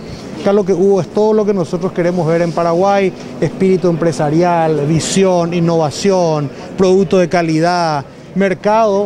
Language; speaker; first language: Spanish; native; Spanish